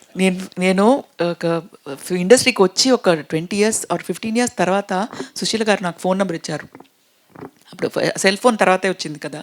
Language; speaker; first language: Telugu; non-native, fluent; Tamil